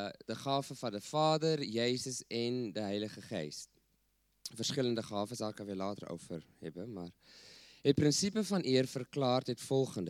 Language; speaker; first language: Dutch; non-native, fluent; English